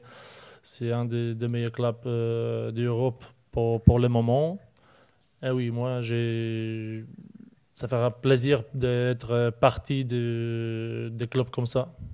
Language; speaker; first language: French; non-native, learner; Polish